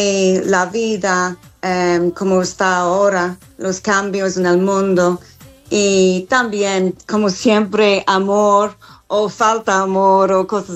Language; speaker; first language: Spanish; non-native, fluent; English